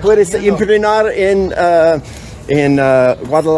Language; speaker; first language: Spanish; non-native, learner; English